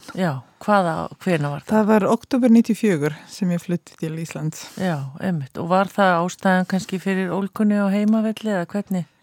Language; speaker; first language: Icelandic; non-native, fluent; Croatian